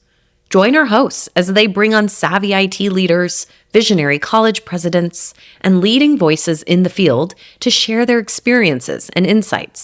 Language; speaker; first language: English; native; English